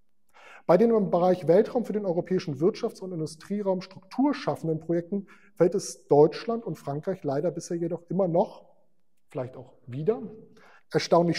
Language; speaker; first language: German; native; German